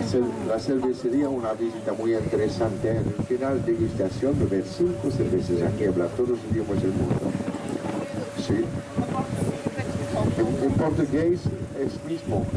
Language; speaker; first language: Spanish; non-native, learner; Dutch